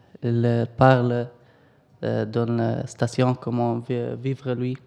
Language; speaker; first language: French; non-native, learner; Arabic